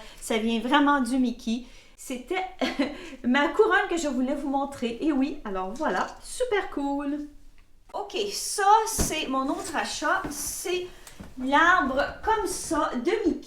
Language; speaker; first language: French; native; French